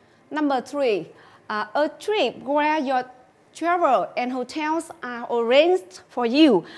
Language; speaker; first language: English; non-native, fluent; Vietnamese